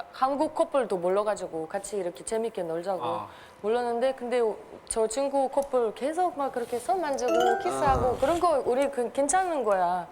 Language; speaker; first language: Korean; non-native, fluent; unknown